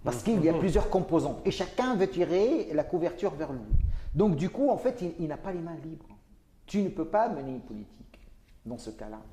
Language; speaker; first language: French; non-native, local second language; Arabic